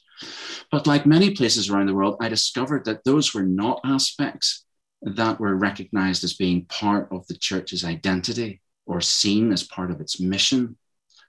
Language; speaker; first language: English; native; English